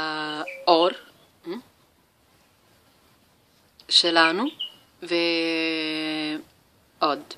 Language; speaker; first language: Hebrew; non-native, learner; Italian